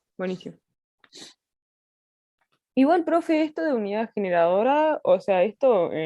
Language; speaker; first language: Spanish; native; Spanish